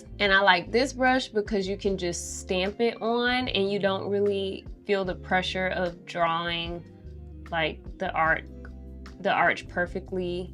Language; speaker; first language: English; native; English